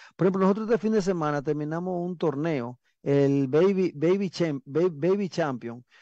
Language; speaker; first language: Spanish; native; Spanish